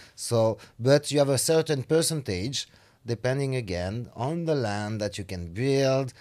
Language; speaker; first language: English; non-native, fluent; French